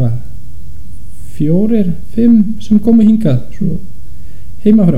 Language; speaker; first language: Icelandic; non-native, fluent; Polish